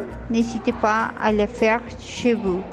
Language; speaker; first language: French; non-native, learner; Spanish